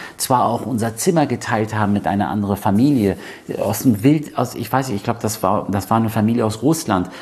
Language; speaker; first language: German; early bilingual, other home language; Persian